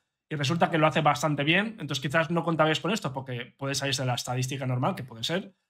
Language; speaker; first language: Spanish; native; Spanish